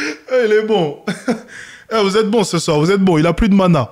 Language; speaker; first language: French; native; French